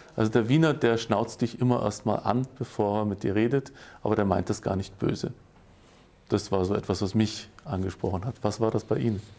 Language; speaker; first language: German; native; German